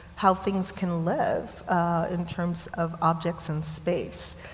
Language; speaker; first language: English; native; English